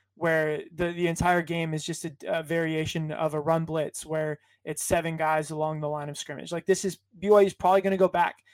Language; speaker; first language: English; native; English